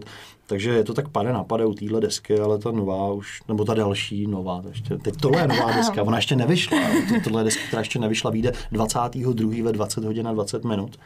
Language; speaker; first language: Czech; native; Czech